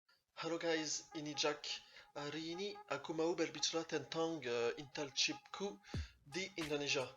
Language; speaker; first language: Indonesian; non-native, learner; French